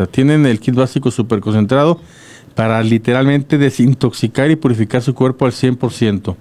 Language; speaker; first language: Spanish; native; Spanish